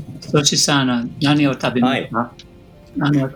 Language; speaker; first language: Japanese; non-native, learner; English